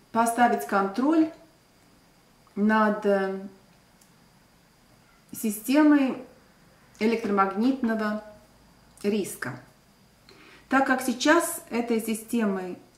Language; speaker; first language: Russian; non-native, local second language; Latvian